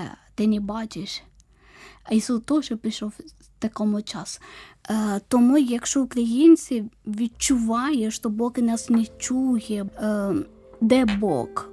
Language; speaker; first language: Ukrainian; non-native, learner; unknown